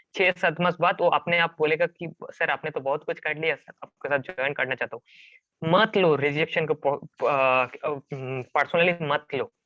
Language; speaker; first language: Hindi; non-native, local second language; Bangla